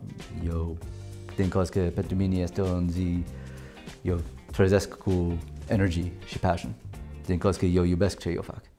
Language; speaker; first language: Romanian; non-native, learner; English